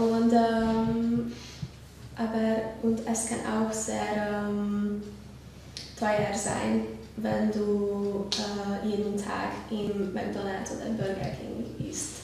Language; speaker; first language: German; non-native, learner; Hungarian